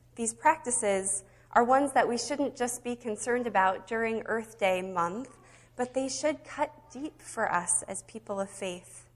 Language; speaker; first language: English; native; English